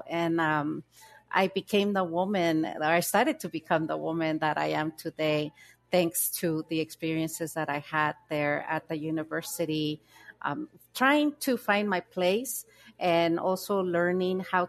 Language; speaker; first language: English; early bilingual, other home language; Spanish